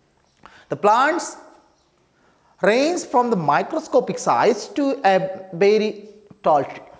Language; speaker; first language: English; non-native, local second language; Nepali